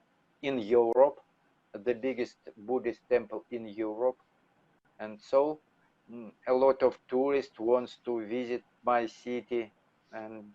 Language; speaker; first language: English; non-native, learner; Russian